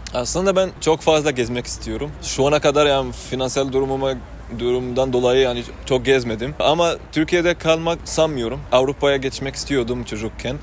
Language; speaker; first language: Turkish; non-native, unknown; Arabic